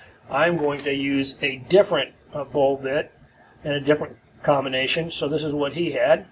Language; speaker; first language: English; native; English